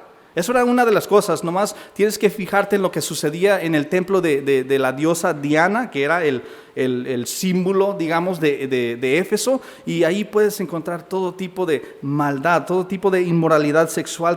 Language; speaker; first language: Spanish; native; Spanish